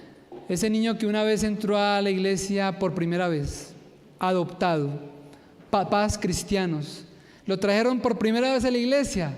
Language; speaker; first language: Spanish; native; Spanish